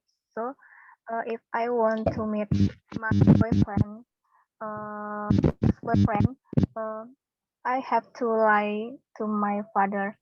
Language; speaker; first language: English; non-native, learner; Indonesian